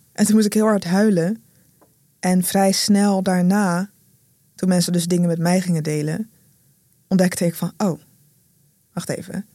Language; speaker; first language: Dutch; native; Dutch